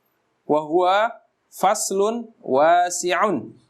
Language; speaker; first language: Arabic; non-native, fluent; Indonesian